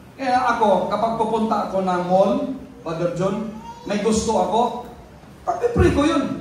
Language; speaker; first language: Filipino; non-native, local second language; Cebuano